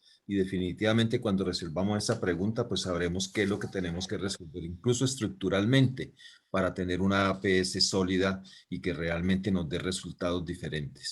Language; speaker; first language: Spanish; native; Spanish